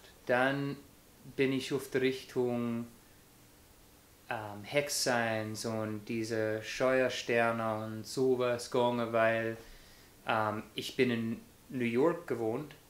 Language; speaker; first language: German; non-native, fluent; English